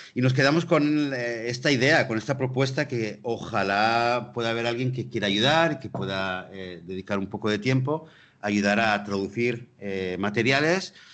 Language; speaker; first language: Spanish; native; Spanish